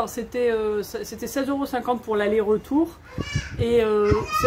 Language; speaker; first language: French; native; French